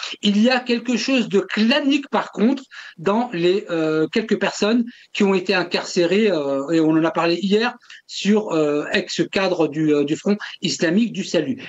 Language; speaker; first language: French; non-native, local second language; Kabyle